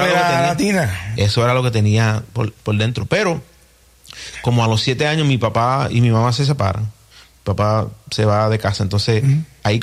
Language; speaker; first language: Spanish; early bilingual, heritage; Spanish